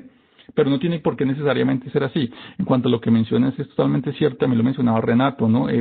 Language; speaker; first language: Spanish; native; Spanish